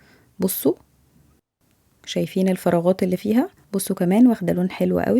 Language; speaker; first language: Arabic; native; Arabic